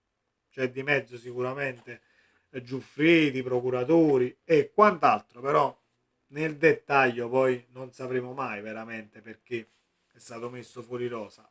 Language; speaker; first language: Italian; native; Italian